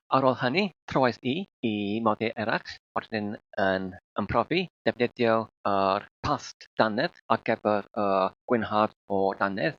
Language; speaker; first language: Welsh; non-native, learner; Filipino